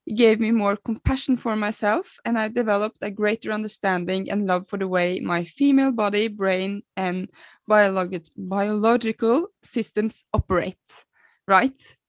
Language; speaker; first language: English; non-native, fluent; Norwegian